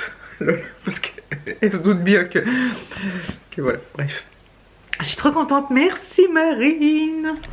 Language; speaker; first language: French; native; French